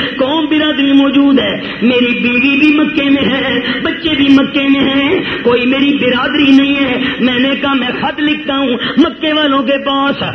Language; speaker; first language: Urdu; non-native, local second language; Punjabi